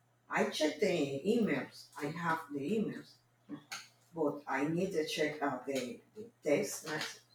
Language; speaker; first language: English; non-native, learner; Spanish